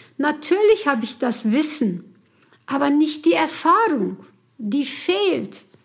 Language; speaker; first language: German; non-native, fluent; Kurdish